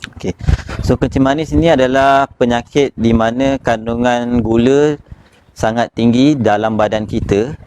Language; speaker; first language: Malay; native; Malay